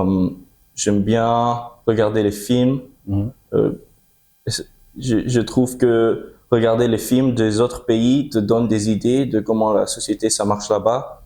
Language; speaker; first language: French; early bilingual, heritage; French